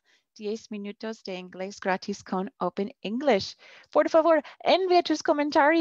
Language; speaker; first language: Spanish; non-native, fluent; English